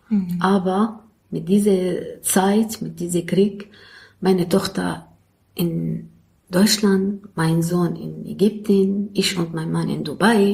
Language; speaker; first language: German; non-native, learner; Arabic